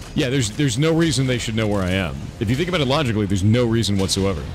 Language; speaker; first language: English; native; English